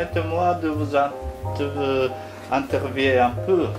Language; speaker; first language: French; non-native, fluent; Japanese